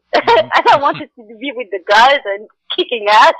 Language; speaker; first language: English; non-native, fluent; Arabic